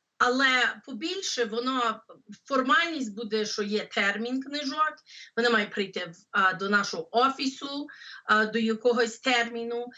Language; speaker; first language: Ukrainian; early bilingual, heritage; English